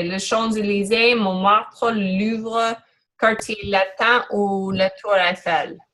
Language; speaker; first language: French; non-native, learner; English